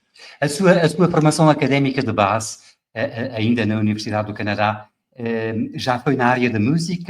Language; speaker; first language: Portuguese; native; Portuguese